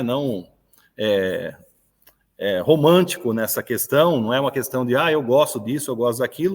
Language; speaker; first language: Portuguese; native; Portuguese